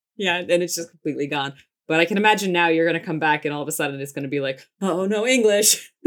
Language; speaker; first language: English; native; English